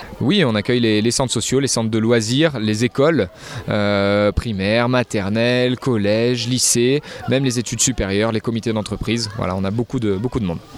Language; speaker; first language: French; native; French